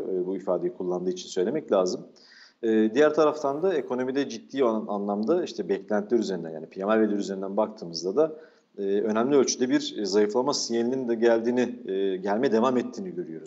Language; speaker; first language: Turkish; native; Turkish